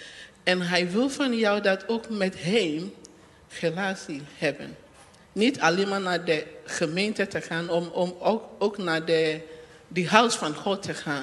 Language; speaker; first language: Dutch; non-native, learner; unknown